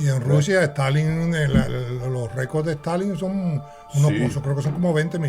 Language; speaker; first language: Spanish; native; Spanish